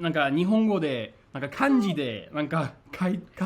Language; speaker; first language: Japanese; non-native, fluent; English